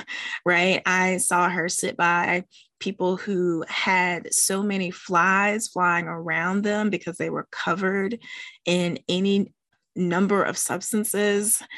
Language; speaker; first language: English; native; English